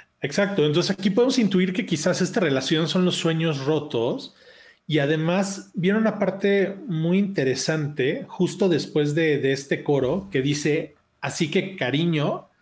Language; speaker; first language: Spanish; native; Spanish